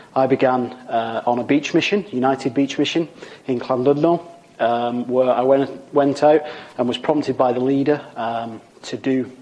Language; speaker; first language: English; native; English